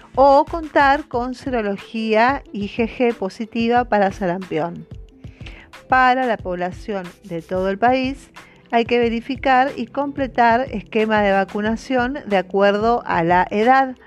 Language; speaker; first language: Spanish; native; Spanish